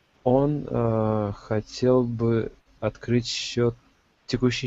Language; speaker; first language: Russian; native; Russian